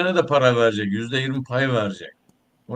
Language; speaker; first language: Turkish; native; Turkish